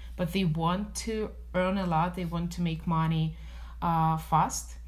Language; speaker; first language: English; non-native, fluent; Russian